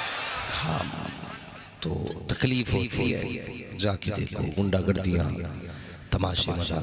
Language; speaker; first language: Hindi; native; Hindi